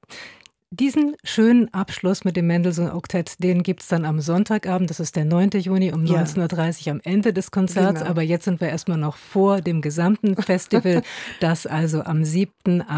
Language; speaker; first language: German; native; German